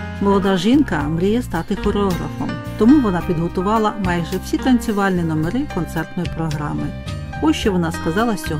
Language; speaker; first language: Ukrainian; native; Ukrainian